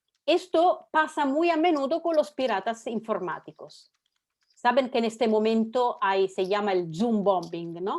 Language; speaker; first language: Spanish; non-native, fluent; Italian